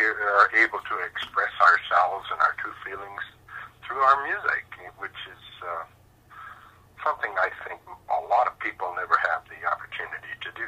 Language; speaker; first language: English; native; English